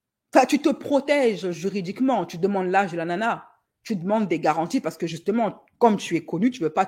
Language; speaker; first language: French; native; French